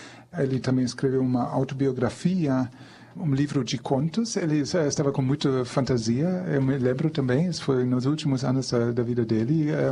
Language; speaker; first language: Portuguese; non-native, fluent; German